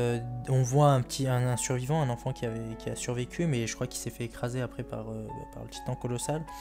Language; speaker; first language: French; native; French